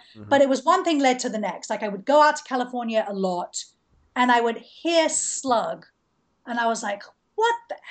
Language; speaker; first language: English; native; English